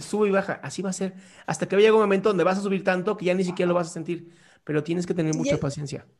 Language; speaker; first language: Spanish; native; Spanish